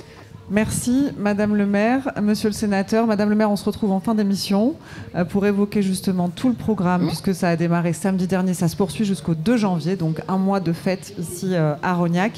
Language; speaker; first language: French; native; French